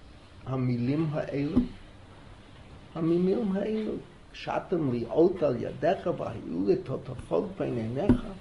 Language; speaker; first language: Hebrew; non-native, fluent; English